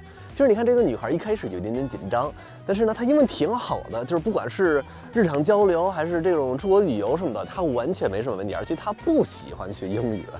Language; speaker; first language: Chinese; non-native, fluent; English